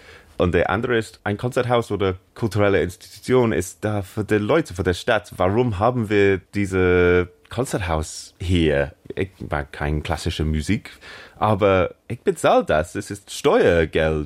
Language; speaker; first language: German; non-native, learner; English